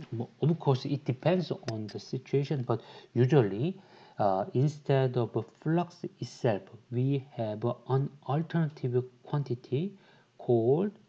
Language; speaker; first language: English; non-native, fluent; Korean